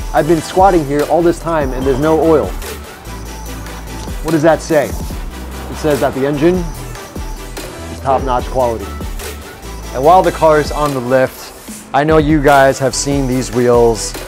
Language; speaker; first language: English; early bilingual, other home language; Chinese